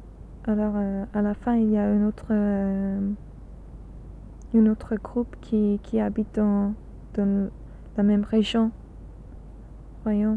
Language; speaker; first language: French; non-native, learner; English